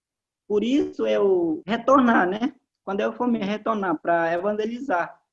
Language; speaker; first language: Portuguese; non-native, local second language; Ticuna